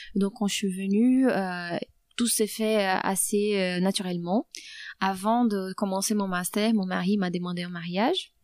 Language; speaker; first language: French; non-native, fluent; Portuguese